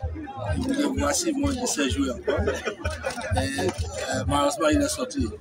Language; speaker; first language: French; non-native, fluent; English